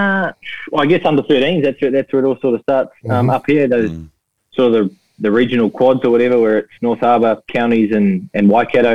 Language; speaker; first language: English; native; English